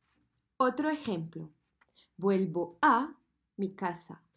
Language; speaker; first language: Spanish; non-native, fluent; French